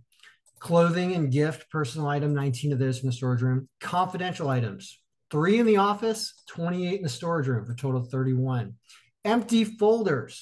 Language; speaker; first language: English; native; English